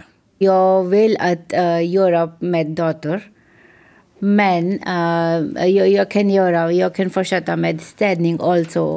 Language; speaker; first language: Swedish; non-native, learner; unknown